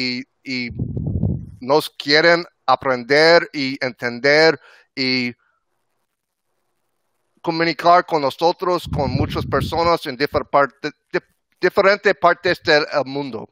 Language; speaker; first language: Spanish; non-native, learner; English